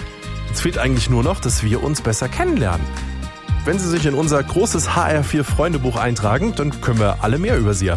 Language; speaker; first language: German; native; German